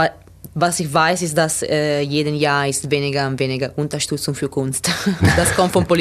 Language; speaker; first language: German; non-native, learner; Italian